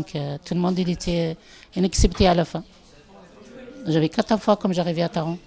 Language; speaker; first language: French; non-native, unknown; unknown